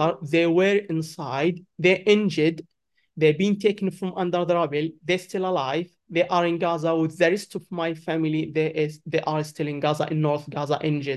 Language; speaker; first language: English; non-native, learner; Arabic